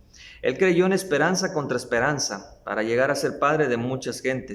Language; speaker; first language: Spanish; native; Spanish